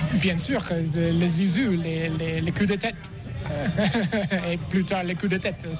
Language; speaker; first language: French; non-native, learner; English